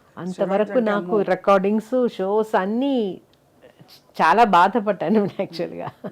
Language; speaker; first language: Telugu; non-native, fluent; Malayalam